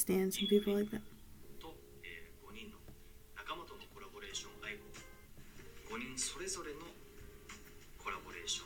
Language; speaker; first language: English; native; English